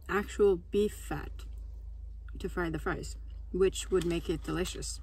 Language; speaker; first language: English; non-native, fluent; Turkish